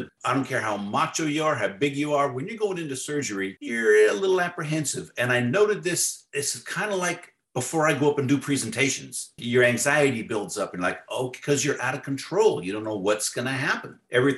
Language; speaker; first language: English; native; English